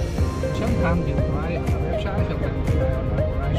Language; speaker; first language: English; non-native, learner; Vietnamese